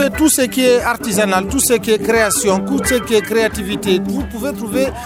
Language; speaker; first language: French; non-native, local second language; Tamasheq